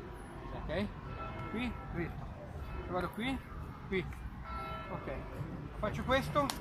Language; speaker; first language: Italian; non-native, fluent; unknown